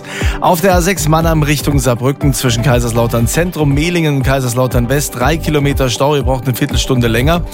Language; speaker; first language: German; native; German